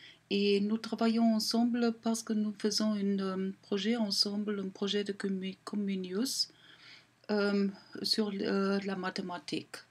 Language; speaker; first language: French; non-native, learner; German